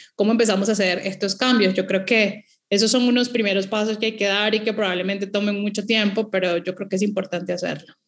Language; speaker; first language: Spanish; native; Spanish